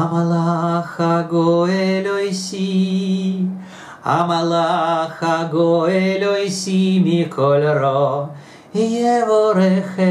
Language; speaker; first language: Hebrew; non-native, fluent; Russian